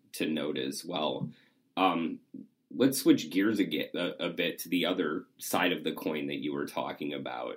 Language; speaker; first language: English; native; English